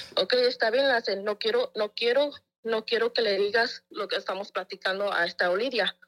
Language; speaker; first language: Spanish; early bilingual, heritage; Spanish